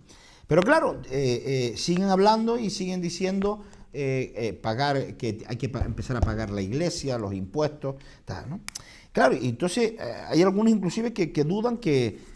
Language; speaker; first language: Spanish; native; Spanish